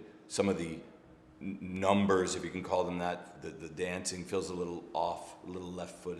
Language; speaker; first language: English; native; English